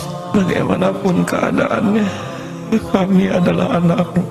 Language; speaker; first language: Indonesian; native; Indonesian